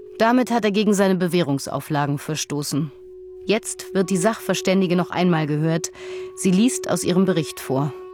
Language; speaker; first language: German; native; German